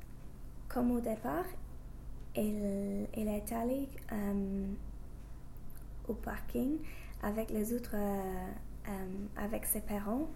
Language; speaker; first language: French; non-native, learner; English